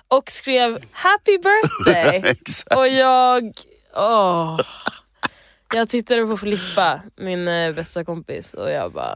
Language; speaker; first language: Swedish; early bilingual, heritage; English